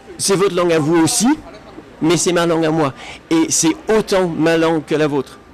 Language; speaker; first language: French; non-native, fluent; English